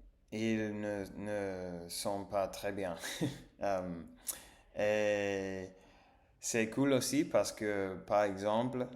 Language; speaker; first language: French; non-native, learner; English